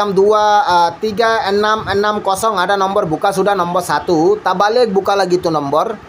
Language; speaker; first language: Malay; non-native, learner; Bangla